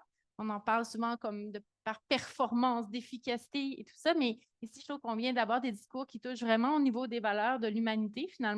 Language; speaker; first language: French; native; French